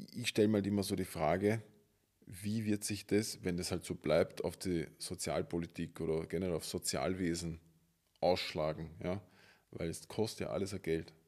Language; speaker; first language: German; native; German